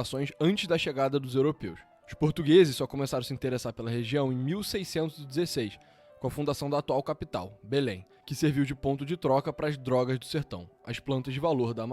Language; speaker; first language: Portuguese; native; Portuguese